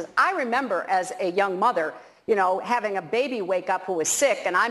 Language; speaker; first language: English; native; English